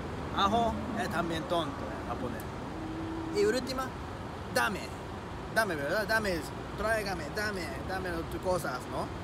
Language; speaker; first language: Spanish; non-native, learner; Japanese